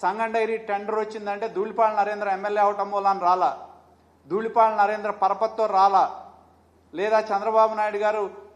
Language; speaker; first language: Telugu; native; Telugu